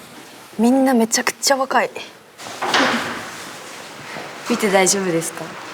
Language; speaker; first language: Japanese; native; Japanese